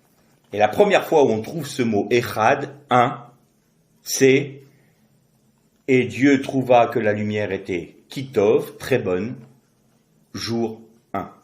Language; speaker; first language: French; native; French